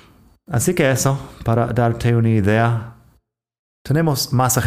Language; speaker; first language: Spanish; non-native, fluent; English